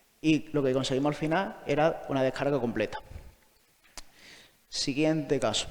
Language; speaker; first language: Spanish; native; Spanish